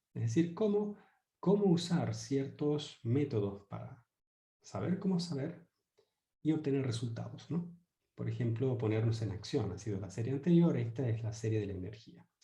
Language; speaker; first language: Spanish; native; Spanish